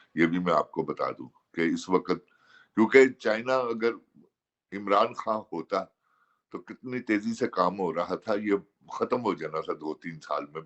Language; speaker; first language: Urdu; non-native, local second language; Punjabi